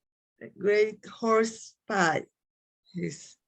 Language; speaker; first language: English; non-native, learner; Spanish